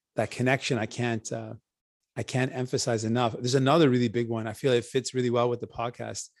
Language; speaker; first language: English; native; English